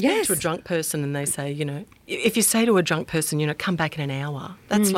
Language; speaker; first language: English; native; English